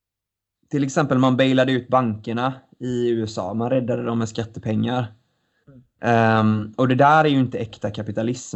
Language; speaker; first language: Swedish; native; Swedish